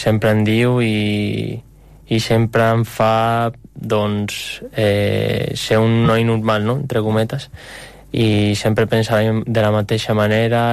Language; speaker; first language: Catalan; non-native, local second language; Spanish